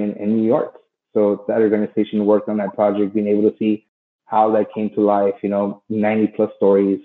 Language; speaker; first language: English; native; English